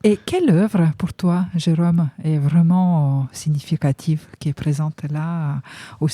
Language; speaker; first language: French; native; French